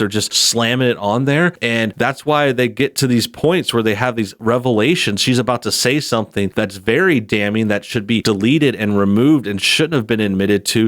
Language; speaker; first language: English; native; English